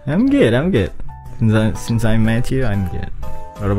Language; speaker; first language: English; non-native, fluent; Indonesian